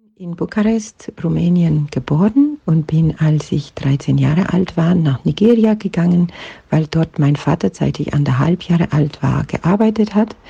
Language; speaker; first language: German; non-native, fluent; Romanian